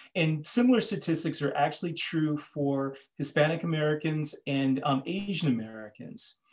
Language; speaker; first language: English; native; English